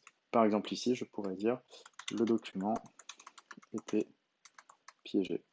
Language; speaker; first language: French; native; French